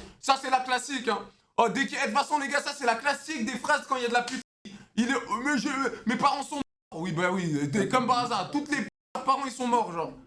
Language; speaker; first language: French; native; French